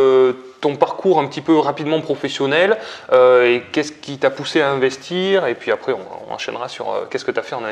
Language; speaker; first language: French; native; French